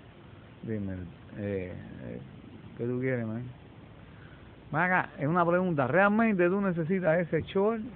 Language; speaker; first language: Spanish; native; Spanish